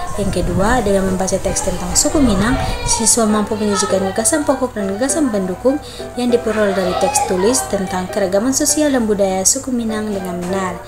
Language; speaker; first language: Indonesian; native; Indonesian